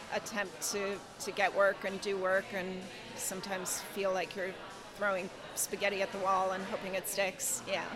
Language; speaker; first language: English; native; English